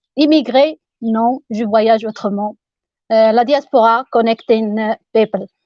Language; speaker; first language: French; non-native, local second language; Arabic